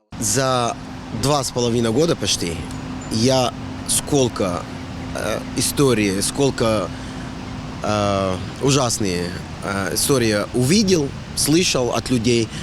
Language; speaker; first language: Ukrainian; non-native, learner; Arabic